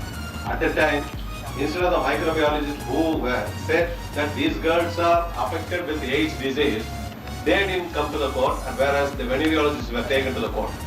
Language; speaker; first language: English; non-native, local second language; Tamil